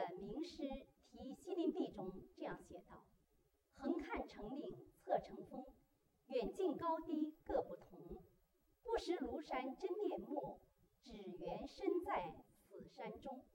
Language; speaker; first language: Chinese; native; Chinese